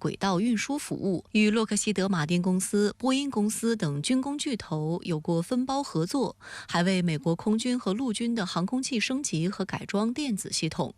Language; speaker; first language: Chinese; native; Chinese